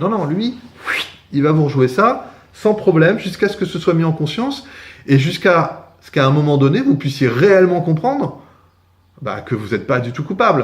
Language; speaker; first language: French; native; French